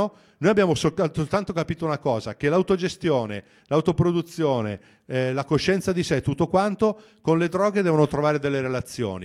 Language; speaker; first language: Italian; native; Italian